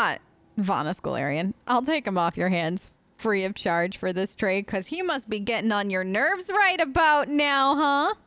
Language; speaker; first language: English; native; English